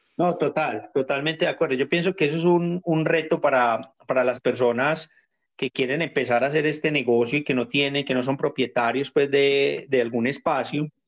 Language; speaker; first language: Spanish; native; Spanish